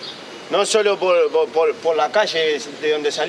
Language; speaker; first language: Spanish; native; Spanish